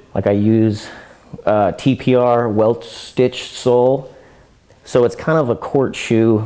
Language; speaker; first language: English; native; English